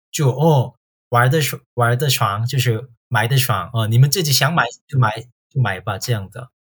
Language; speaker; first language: Chinese; non-native, fluent; Korean